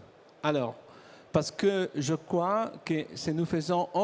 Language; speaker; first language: French; non-native, learner; Italian